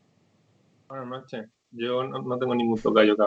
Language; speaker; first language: Spanish; native; Spanish